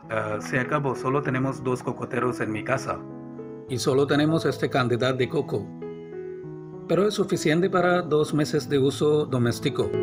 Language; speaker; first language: Spanish; non-native, learner; Malayalam